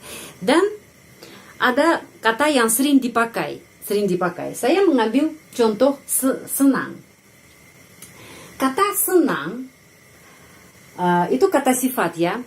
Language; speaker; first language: Indonesian; non-native, fluent; Russian